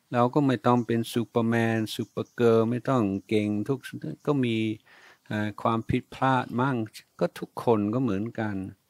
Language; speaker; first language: Thai; non-native, fluent; English